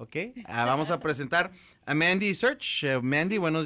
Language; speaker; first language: Spanish; native; Spanish